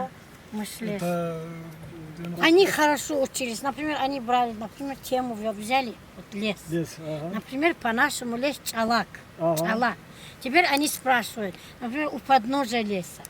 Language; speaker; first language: Russian; non-native, local second language; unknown